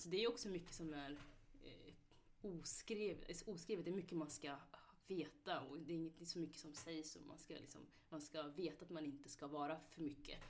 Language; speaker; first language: Swedish; early bilingual, other home language; Somali